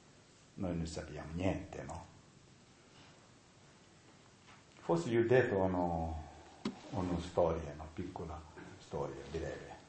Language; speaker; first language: Italian; non-native, learner; Tibetan